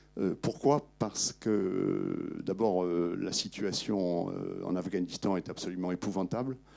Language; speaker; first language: French; native; French